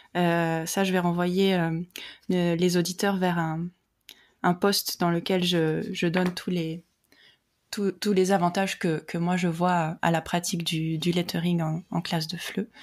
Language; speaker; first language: French; native; French